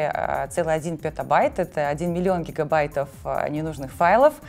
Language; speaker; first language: Russian; native; Russian